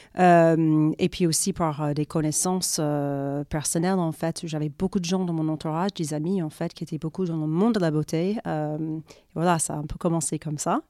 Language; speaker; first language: French; non-native, fluent; English